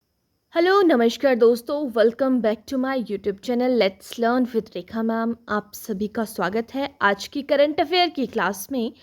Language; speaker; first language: Hindi; native; Hindi